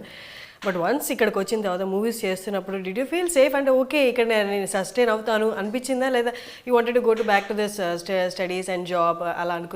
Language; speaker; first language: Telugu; native; Telugu